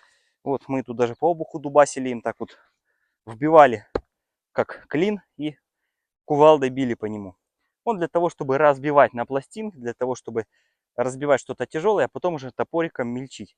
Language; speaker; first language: Russian; native; Russian